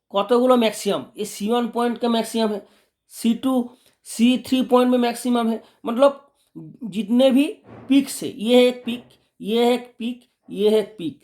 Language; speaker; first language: Hindi; non-native, local second language; Bangla